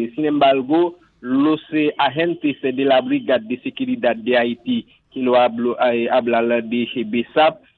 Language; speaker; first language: Spanish; non-native, learner; Haitian Creole